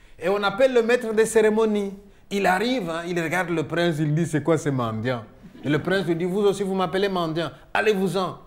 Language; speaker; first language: French; non-native, local second language; Luba-Lulua